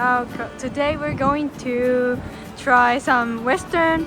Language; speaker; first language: English; non-native, learner; Japanese